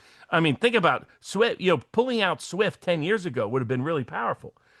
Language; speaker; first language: English; native; English